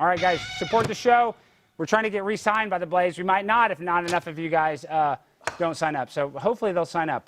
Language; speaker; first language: English; native; English